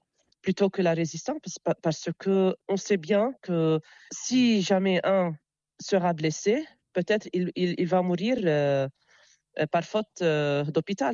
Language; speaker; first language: French; non-native, local second language; Arabic